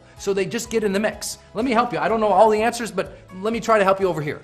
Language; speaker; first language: English; native; English